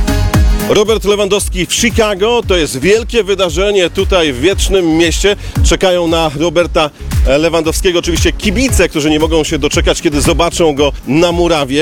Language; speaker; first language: Polish; native; Polish